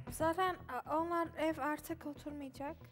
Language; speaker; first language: Turkish; non-native, learner; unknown